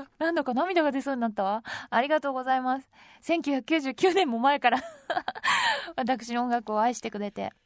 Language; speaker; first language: Japanese; native; Japanese